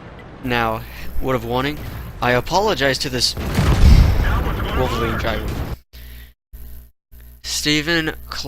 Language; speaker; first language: English; native; English